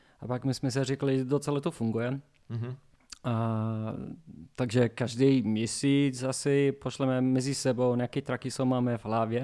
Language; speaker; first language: Czech; non-native, learner; English